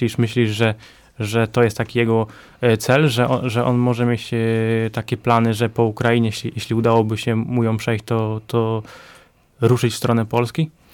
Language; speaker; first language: Polish; native; Polish